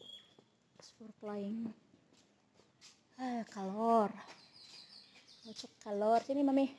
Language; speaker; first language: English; non-native, learner; Indonesian